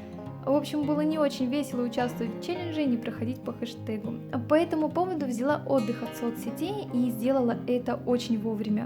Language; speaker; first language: Russian; native; Russian